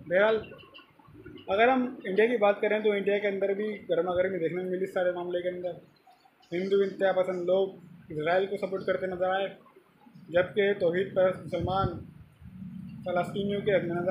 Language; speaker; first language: Urdu; native; Urdu